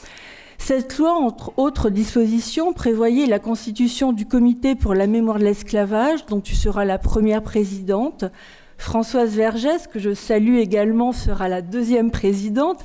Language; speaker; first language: French; native; French